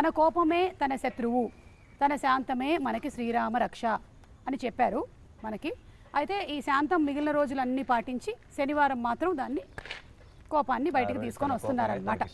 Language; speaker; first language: Telugu; native; Telugu